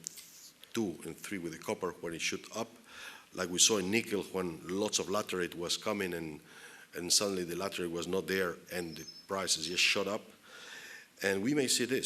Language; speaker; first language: English; non-native, fluent; Spanish